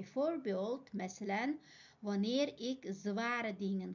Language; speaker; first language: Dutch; non-native, fluent; Uyghur